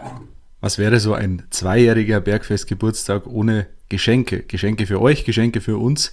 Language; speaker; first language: German; native; German